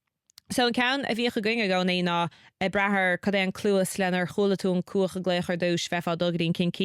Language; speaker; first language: Irish; non-native, local second language; English